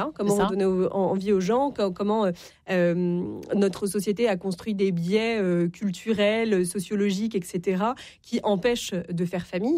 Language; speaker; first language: French; native; French